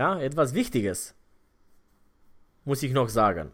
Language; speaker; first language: German; non-native, fluent; Romanian